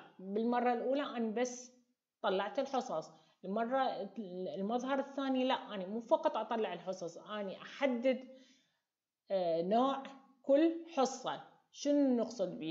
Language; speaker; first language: Arabic; native; Arabic